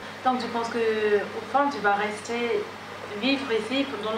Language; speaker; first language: French; non-native, learner; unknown